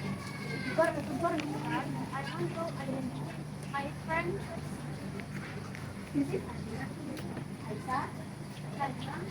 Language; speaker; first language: English; non-native, learner; Indonesian